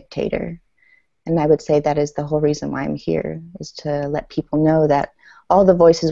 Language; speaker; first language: English; early bilingual, other home language; Persian